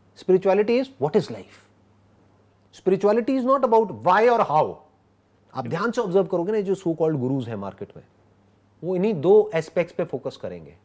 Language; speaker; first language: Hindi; native; Hindi